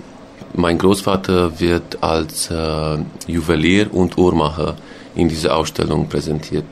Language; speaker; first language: German; non-native, local second language; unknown